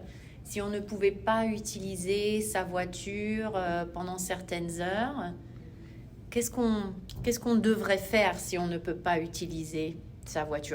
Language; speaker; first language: French; non-native, fluent; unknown